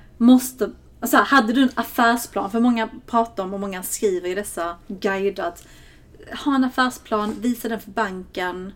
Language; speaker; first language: Swedish; native; Swedish